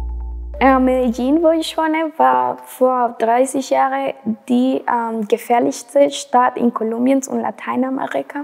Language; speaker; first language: German; non-native, fluent; Spanish